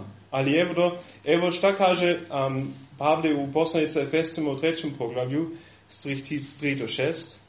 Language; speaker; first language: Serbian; non-native, fluent; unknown